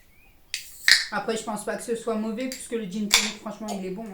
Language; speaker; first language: French; native; French